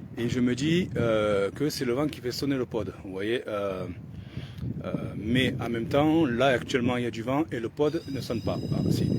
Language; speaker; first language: French; native; French